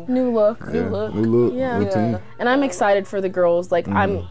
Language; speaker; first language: English; native; English